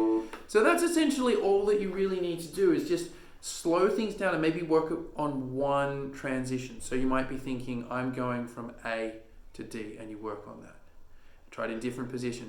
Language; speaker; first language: English; native; English